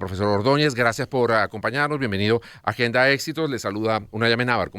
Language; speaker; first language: Spanish; native; Spanish